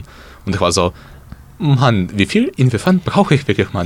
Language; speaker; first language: German; non-native, learner; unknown